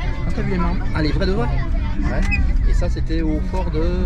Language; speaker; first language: French; native; French